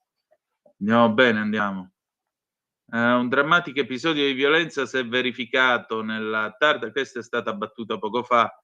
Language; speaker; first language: Italian; native; Italian